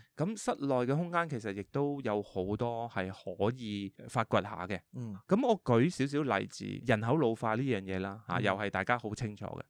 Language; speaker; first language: Cantonese; early bilingual, heritage; Cantonese